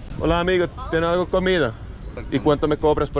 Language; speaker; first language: Spanish; non-native, learner; Finnish